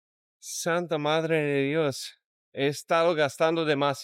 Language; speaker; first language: Spanish; non-native, fluent; English